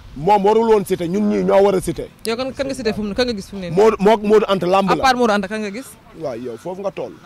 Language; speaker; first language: Wolof; non-native, local second language; Fula